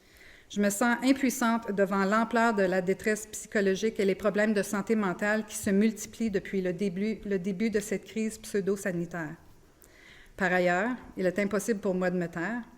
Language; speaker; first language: French; native; French